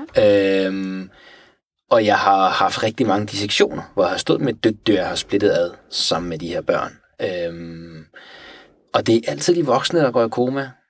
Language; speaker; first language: Danish; early bilingual, other home language; Persian